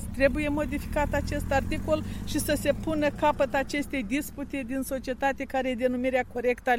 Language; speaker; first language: Romanian; native; Romanian